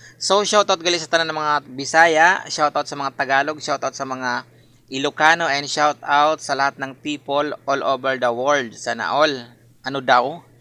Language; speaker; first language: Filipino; non-native, local second language; Masbatenyo